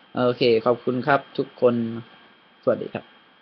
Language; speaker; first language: Thai; non-native, fluent; English